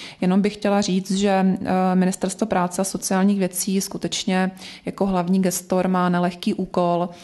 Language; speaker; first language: Czech; native; Czech